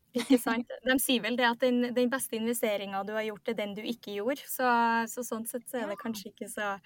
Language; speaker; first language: Norwegian; native; Norwegian